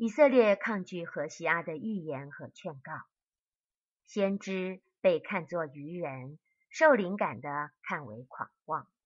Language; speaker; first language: Chinese; native; Chinese